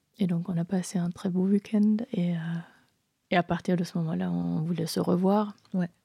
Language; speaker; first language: French; non-native, fluent; German